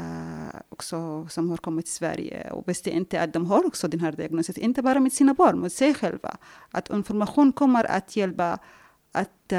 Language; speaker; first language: Swedish; non-native, fluent; Arabic